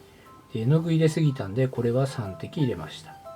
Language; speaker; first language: Japanese; native; Japanese